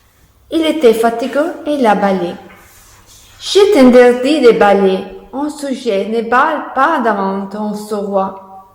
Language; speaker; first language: French; non-native, learner; Italian